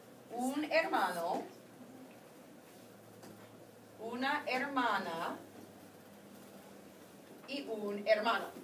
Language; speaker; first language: Spanish; non-native, fluent; English